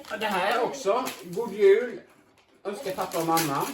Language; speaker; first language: Swedish; early bilingual, other home language; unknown